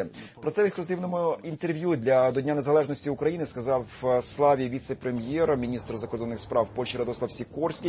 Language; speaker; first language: Ukrainian; native; Ukrainian